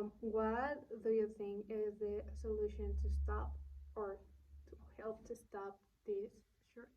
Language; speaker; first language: English; non-native, learner; Spanish